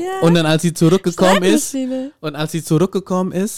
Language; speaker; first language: German; non-native, fluent; Indonesian